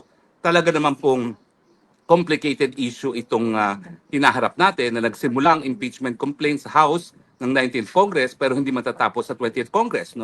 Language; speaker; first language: Filipino; native; Filipino